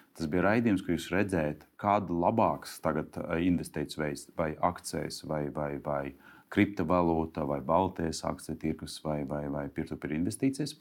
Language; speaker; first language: Latvian; non-native, local second language; Russian